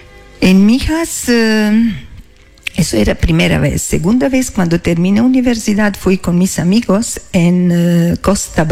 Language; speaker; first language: Spanish; non-native, learner; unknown